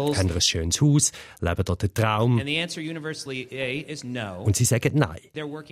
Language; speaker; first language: German; native; German